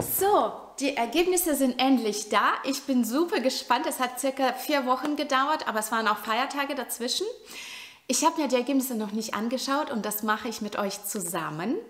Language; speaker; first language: German; non-native, fluent; Russian